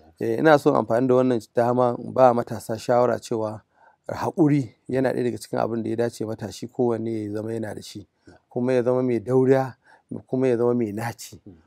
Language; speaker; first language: Hausa; native; Hausa